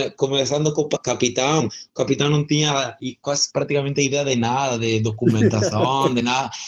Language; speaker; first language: Portuguese; non-native, learner; Spanish